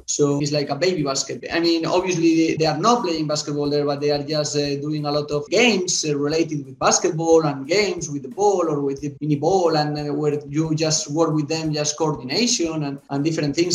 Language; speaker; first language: English; non-native, fluent; Spanish